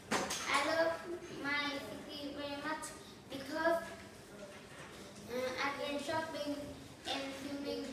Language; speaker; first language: English; non-native, learner; Vietnamese